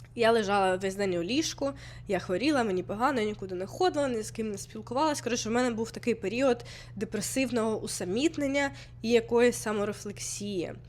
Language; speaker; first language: Ukrainian; non-native, local second language; Russian